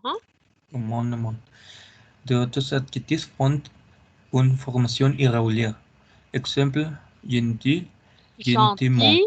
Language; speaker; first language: French; non-native, learner; Spanish